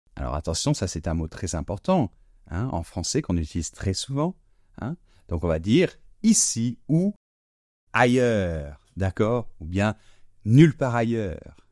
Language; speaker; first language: French; native; French